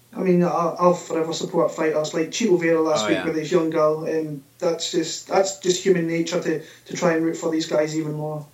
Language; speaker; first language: English; native; English